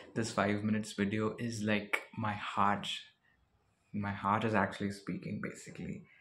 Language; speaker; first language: English; non-native, local second language; Marathi